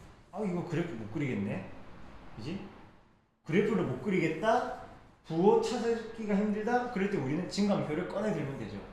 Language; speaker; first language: Korean; native; Korean